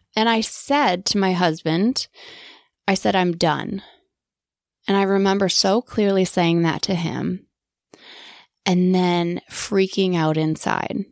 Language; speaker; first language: English; native; English